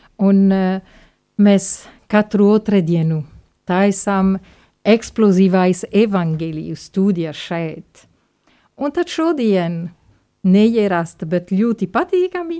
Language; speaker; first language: Latvian; non-native, fluent; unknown